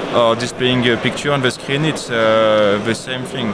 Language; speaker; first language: English; non-native, learner; French